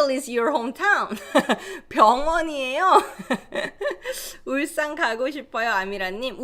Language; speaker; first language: Korean; native; Korean